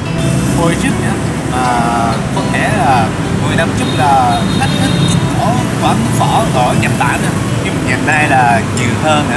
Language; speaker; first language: Vietnamese; non-native, learner; Japanese